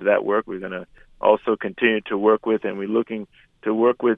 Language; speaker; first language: English; native; English